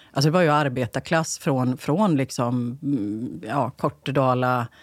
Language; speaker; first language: Swedish; native; Swedish